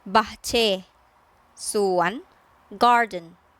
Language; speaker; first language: Thai; native; Thai